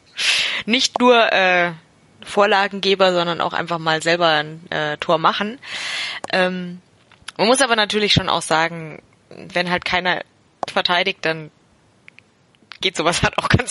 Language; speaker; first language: German; native; German